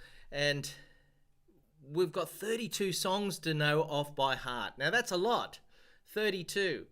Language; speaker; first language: English; native; English